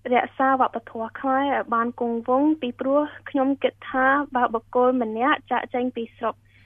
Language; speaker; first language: Khmer; early bilingual, heritage; Khmer